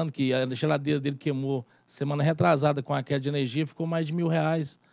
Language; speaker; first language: Portuguese; native; Portuguese